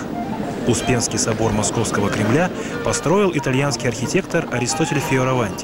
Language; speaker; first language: Russian; native; Russian